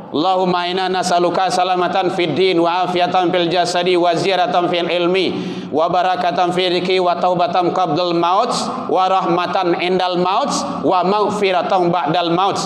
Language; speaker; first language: Malay; non-native, local second language; Minangkabau